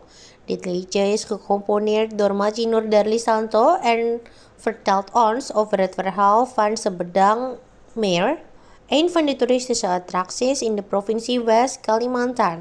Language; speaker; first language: Dutch; non-native, learner; Indonesian